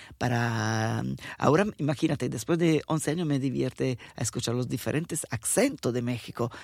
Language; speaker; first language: Spanish; non-native, fluent; Italian